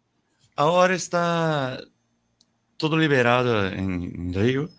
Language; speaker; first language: Spanish; non-native, learner; Portuguese